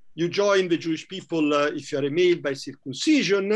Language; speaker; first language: English; non-native, fluent; Italian